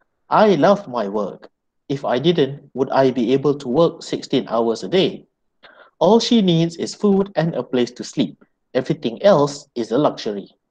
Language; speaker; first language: English; non-native, local second language; Malay